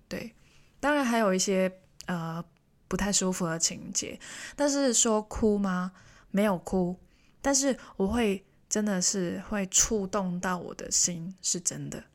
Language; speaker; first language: Chinese; non-native, local second language; Cantonese